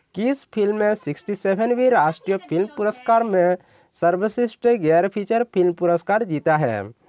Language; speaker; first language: Hindi; non-native, local second language; Odia